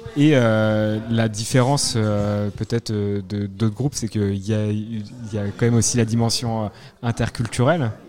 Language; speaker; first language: French; native; French